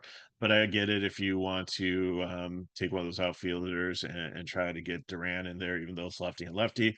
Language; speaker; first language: English; native; English